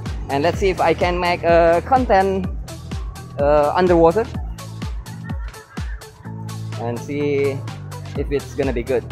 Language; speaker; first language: English; non-native, fluent; Indonesian